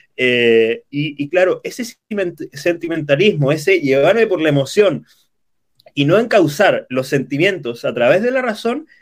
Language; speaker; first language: Spanish; native; Spanish